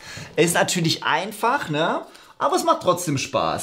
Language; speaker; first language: German; native; German